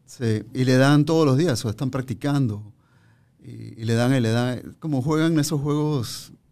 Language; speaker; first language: Spanish; native; Spanish